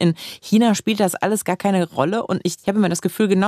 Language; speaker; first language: German; native; German